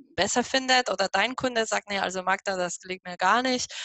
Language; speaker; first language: German; non-native, fluent; Polish